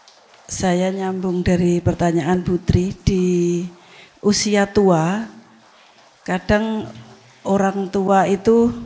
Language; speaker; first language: Indonesian; non-native, local second language; Javanese